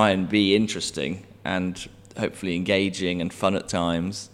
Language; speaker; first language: English; native; English